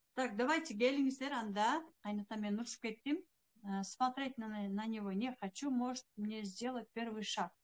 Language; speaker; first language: Russian; non-native, local second language; Kyrgyz